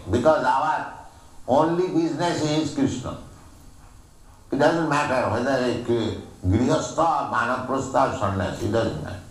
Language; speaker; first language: English; non-native, local second language; Bangla